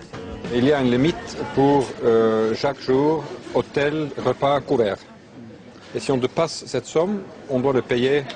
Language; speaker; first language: French; non-native, fluent; Norwegian